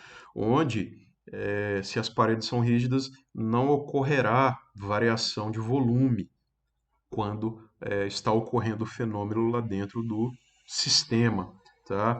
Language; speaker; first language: Portuguese; native; Portuguese